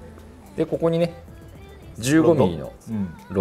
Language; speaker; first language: Japanese; native; Japanese